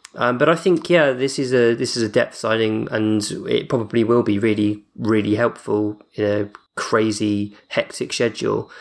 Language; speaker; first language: English; native; English